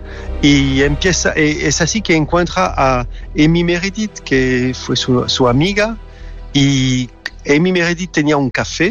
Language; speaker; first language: Spanish; non-native, fluent; French